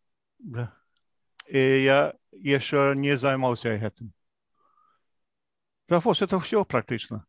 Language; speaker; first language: Belarusian; non-native, fluent; English